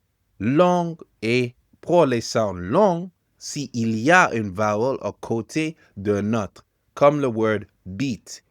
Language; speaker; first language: French; non-native, fluent; English